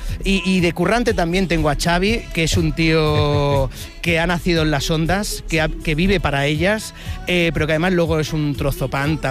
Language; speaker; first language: Spanish; native; Spanish